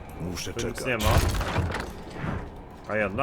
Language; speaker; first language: Polish; native; Polish